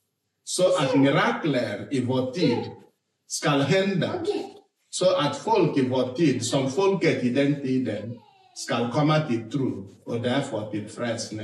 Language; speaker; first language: Swedish; non-native, fluent; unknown